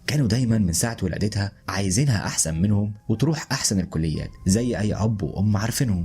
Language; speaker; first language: Arabic; native; Arabic